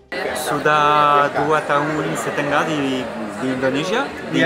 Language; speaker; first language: Indonesian; non-native, learner; French